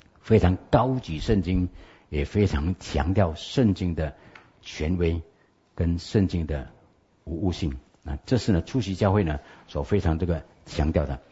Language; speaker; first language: Chinese; native; Chinese